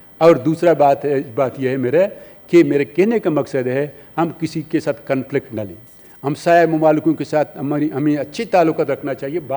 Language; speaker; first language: Urdu; non-native, local second language; Baluchi